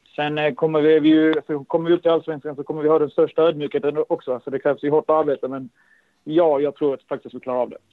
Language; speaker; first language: Swedish; early bilingual, other home language; Kurdish